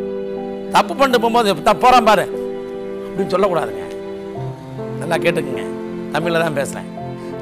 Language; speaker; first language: Tamil; native; Tamil